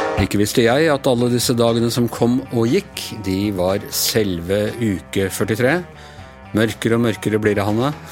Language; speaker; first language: Norwegian; native; Norwegian